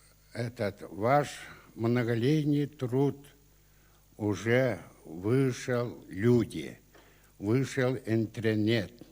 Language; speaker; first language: Russian; non-native, local second language; Yakut